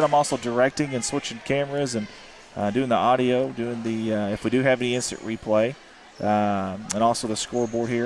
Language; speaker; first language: English; native; English